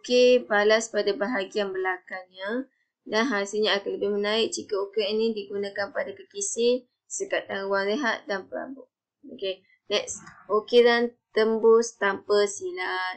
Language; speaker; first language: Malay; native; Malay